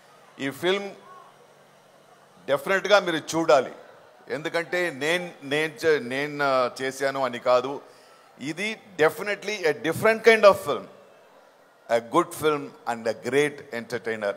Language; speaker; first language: Telugu; non-native, local second language; Tamil